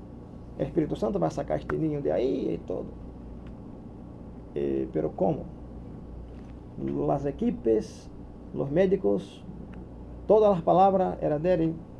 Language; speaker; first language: Spanish; non-native, learner; Portuguese